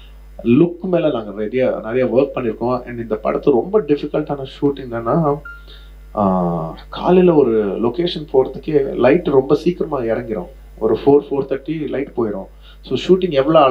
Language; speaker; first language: Tamil; non-native, local second language; Telugu